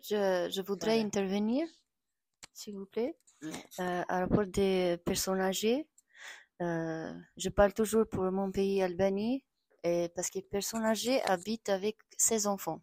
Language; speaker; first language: French; non-native, learner; Albanian